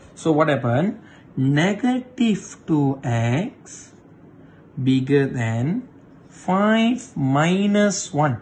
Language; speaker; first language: English; non-native, local second language; Malay